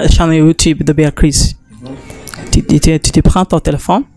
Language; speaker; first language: French; non-native, learner; Rundi